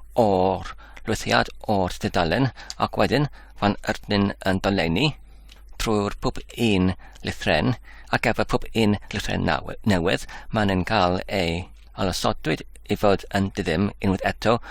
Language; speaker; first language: Welsh; non-native, learner; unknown